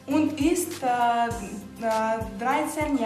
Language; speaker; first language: German; non-native, learner; Macedonian